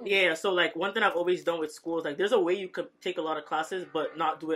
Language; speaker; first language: English; native; English